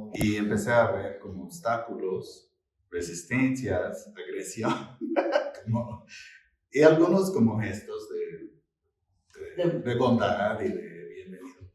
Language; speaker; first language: Spanish; non-native, fluent; English